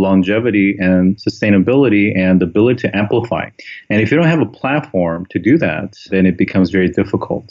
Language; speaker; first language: English; early bilingual, other home language; Korean